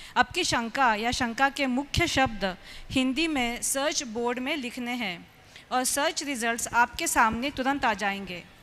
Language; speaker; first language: Hindi; native; Hindi